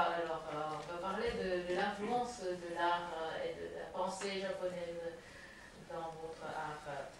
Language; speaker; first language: French; non-native, fluent; Japanese